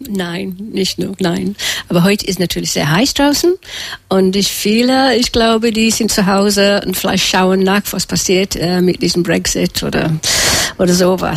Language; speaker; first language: German; non-native, fluent; English